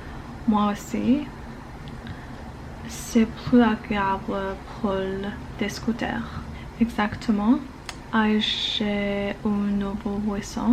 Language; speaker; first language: French; non-native, learner; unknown